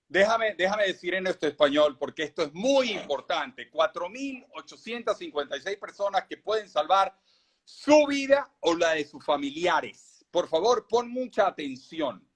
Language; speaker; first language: Spanish; native; Spanish